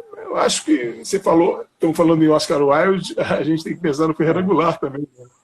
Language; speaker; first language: Portuguese; native; Portuguese